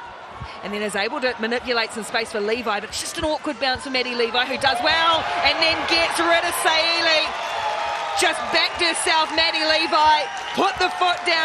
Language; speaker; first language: English; native; English